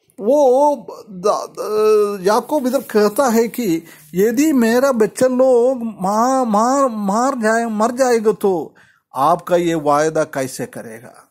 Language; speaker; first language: Hindi; non-native, local second language; Malayalam